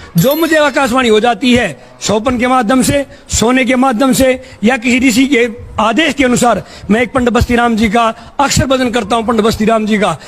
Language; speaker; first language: Hindi; native; Hindi